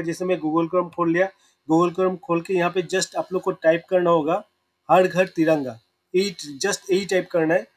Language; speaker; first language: Hindi; non-native, local second language; Assamese